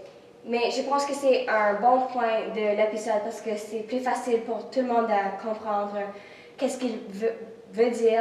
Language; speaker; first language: French; non-native, local second language; English